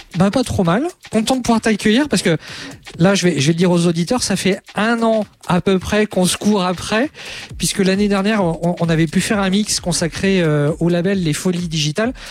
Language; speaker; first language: French; native; French